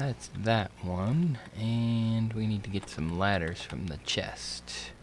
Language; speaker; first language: English; native; English